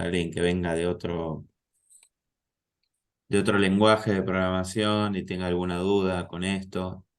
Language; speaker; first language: Spanish; native; Spanish